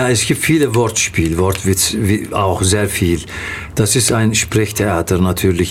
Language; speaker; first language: German; non-native, fluent; Turkish